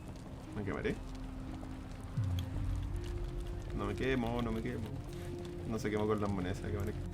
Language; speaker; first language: Spanish; native; Spanish